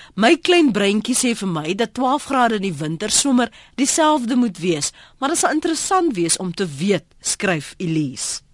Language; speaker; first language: Afrikaans; native; Afrikaans